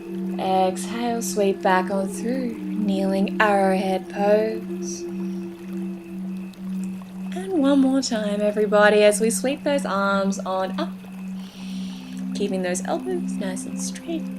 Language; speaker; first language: English; native; English